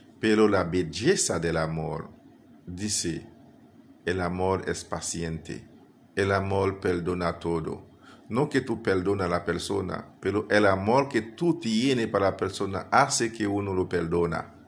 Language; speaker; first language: Spanish; non-native, fluent; Haitian Creole